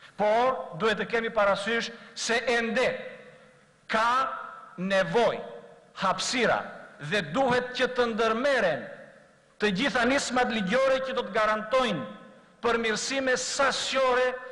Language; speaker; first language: Albanian; non-native, local second language; Greek